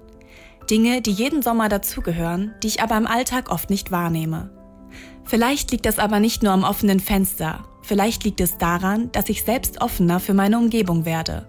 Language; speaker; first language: German; native; German